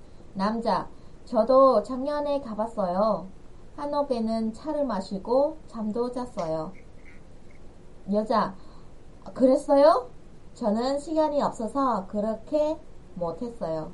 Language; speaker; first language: Korean; non-native, fluent; Vietnamese